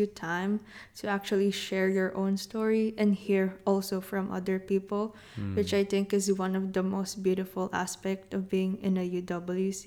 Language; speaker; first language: English; non-native, local second language; Filipino